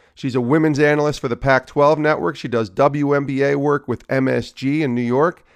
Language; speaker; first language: English; native; English